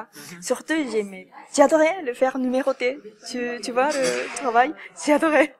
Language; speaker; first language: French; non-native, fluent; Japanese